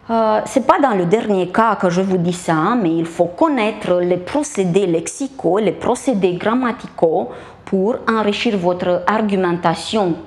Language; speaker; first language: French; non-native, fluent; Romanian